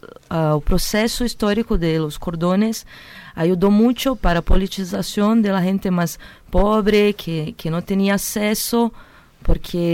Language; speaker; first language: Spanish; non-native, learner; Portuguese